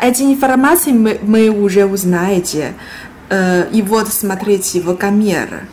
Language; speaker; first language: Russian; non-native, learner; Chinese